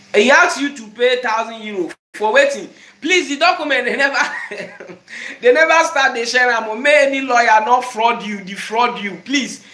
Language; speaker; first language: English; non-native, local second language; Akan